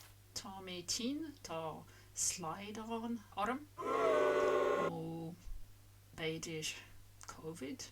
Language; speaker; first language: Irish; non-native, learner; English